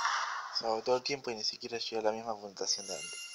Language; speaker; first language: Spanish; native; Spanish